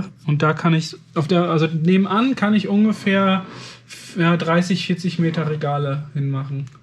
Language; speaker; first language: German; native; German